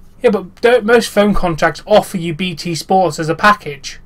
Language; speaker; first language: English; native; English